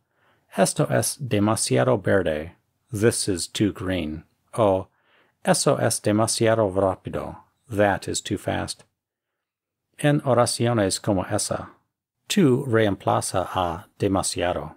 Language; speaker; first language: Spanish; non-native, fluent; English